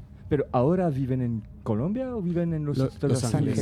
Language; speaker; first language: Spanish; non-native, fluent; French